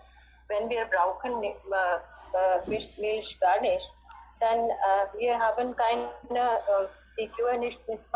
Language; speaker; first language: German; non-native, learner; Hindi